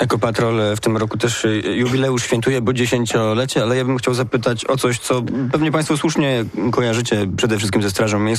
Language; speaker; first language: Polish; native; Polish